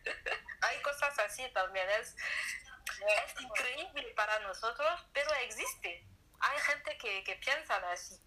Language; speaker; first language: Spanish; non-native, learner; French